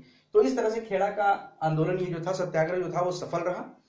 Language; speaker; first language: Hindi; native; Hindi